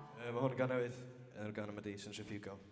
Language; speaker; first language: Welsh; native; Welsh